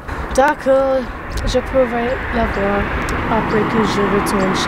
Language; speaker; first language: French; non-native, learner; English